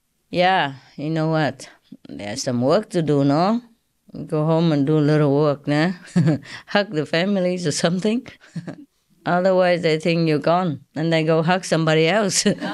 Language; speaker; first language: English; non-native, fluent; Vietnamese